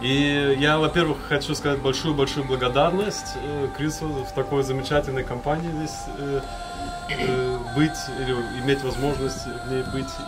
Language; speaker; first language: Russian; early bilingual, heritage; Russian